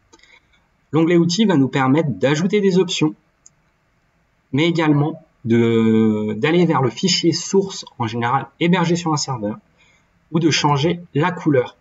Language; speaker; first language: French; native; French